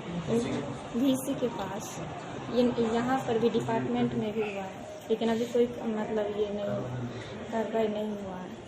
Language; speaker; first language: Hindi; non-native, local second language; Maithili